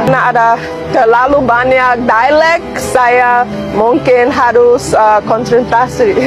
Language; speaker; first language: Indonesian; non-native, learner; English